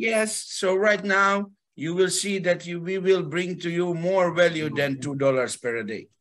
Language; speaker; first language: English; non-native, fluent; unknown